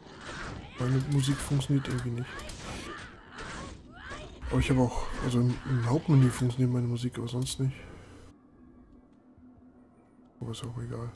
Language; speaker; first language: German; native; German